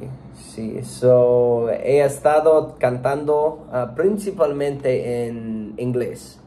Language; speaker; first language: Spanish; non-native, learner; English